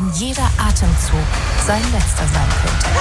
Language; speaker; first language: German; native; German